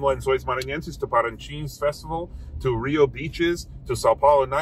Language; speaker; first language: Portuguese; non-native, fluent; English